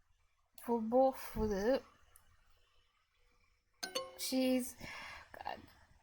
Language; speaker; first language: Danish; non-native, learner; English